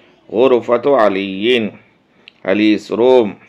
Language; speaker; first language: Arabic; non-native, fluent; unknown